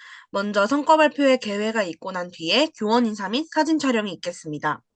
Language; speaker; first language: Korean; native; Korean